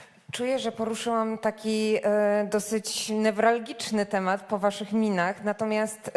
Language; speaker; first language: Polish; native; Polish